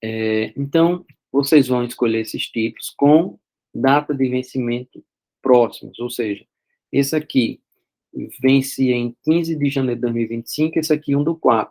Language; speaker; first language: Portuguese; native; Portuguese